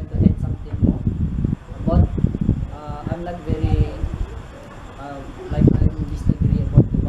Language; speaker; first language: English; non-native, learner; Malay